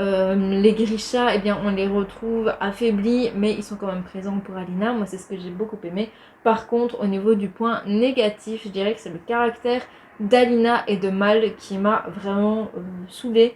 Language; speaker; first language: French; native; French